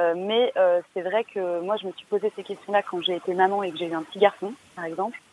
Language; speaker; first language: French; native; French